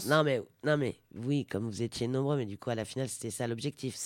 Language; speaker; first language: French; native; French